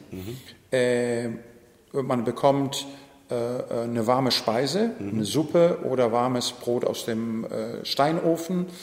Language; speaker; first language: German; non-native, fluent; Greek